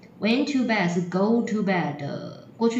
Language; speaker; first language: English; non-native, fluent; Chinese